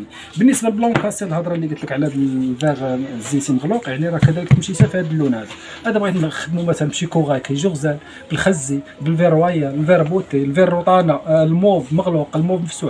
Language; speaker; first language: Arabic; native; Arabic